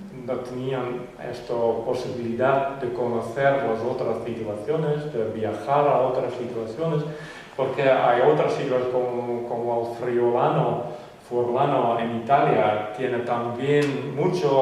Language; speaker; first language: Spanish; non-native, fluent; Western Frisian